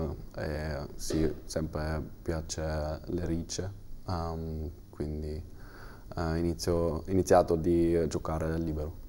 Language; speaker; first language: Italian; non-native, learner; German